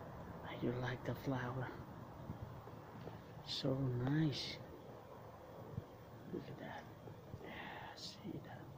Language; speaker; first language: English; non-native, learner; Vietnamese